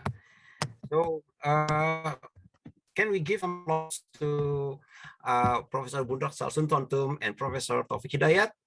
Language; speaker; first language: English; non-native, fluent; Indonesian